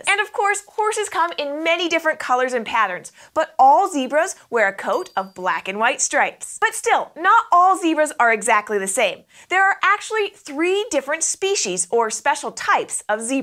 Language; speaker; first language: English; native; English